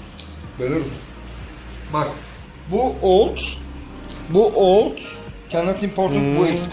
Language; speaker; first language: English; non-native, learner; Turkish